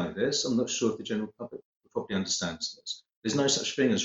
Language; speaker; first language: English; native; English